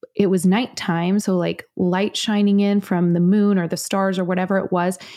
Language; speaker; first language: English; native; English